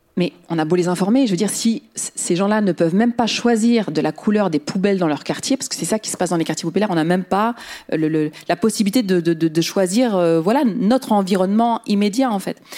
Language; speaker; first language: French; early bilingual, other home language; Riffian